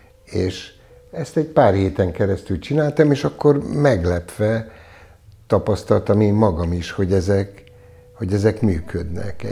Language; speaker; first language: Hungarian; native; Hungarian